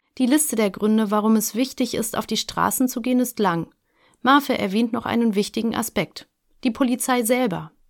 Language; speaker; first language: German; native; German